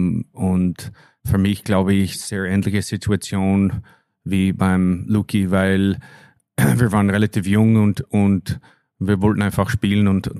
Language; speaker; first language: German; non-native, fluent; English